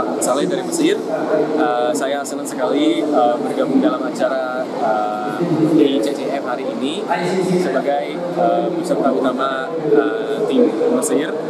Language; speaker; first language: Indonesian; non-native, learner; Arabic